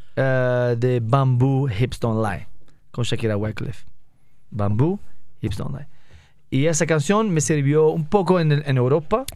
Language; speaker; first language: Spanish; non-native, fluent; Arabic